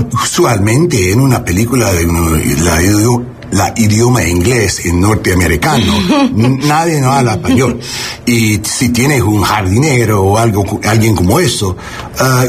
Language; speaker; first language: Spanish; non-native, learner; English